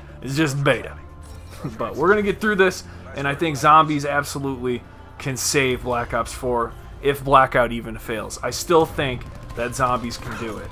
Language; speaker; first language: English; native; English